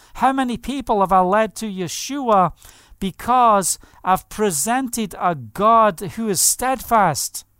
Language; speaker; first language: English; native; English